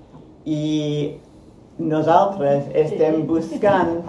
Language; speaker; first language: Catalan; non-native, fluent; Spanish